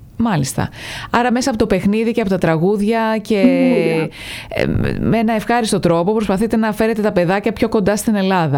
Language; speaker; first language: Greek; native; Greek